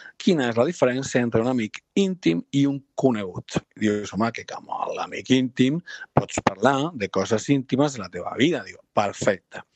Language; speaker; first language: Catalan; non-native, local second language; Spanish